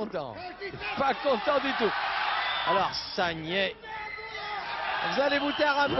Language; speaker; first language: French; native; French